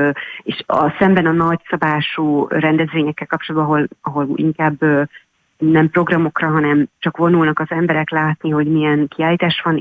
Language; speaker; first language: Hungarian; native; Hungarian